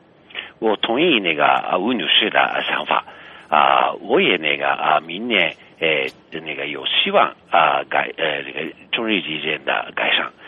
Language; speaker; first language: Chinese; non-native, fluent; Japanese